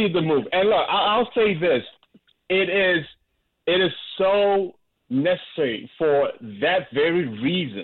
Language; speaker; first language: English; non-native, local second language; Shona